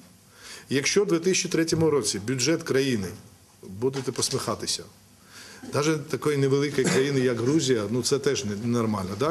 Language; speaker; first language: Ukrainian; non-native, fluent; Georgian